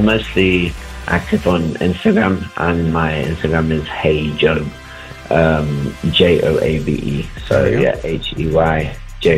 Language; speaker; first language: English; native; English